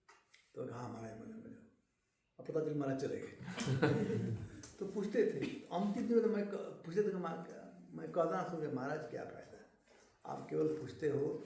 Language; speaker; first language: Hindi; native; Hindi